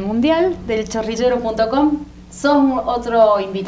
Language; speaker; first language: Spanish; native; Spanish